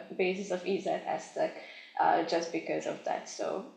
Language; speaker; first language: English; non-native, fluent; Hungarian